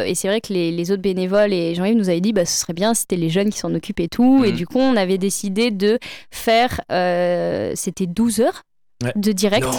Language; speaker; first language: French; native; French